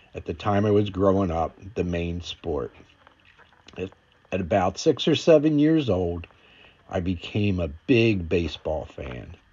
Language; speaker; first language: English; native; English